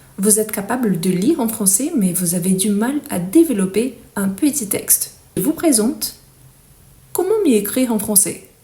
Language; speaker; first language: French; non-native, fluent; Portuguese